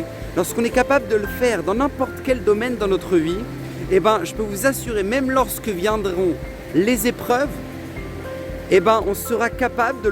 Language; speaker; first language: French; native; French